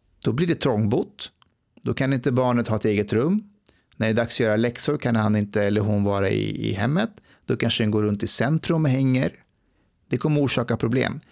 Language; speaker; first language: Swedish; early bilingual, other home language; Persian